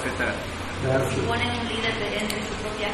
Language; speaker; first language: Spanish; native; Spanish